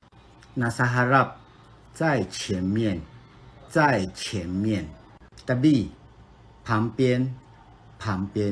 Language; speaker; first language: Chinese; non-native, fluent; Filipino